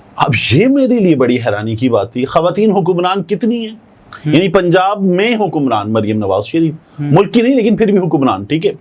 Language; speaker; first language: Urdu; native; Urdu